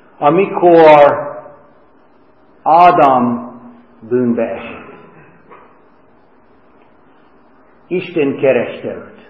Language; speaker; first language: Hungarian; non-native, fluent; English